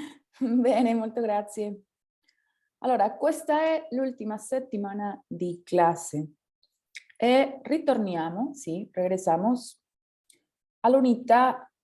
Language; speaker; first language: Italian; non-native, fluent; Spanish